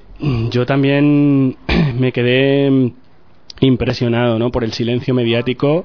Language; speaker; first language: Spanish; native; Spanish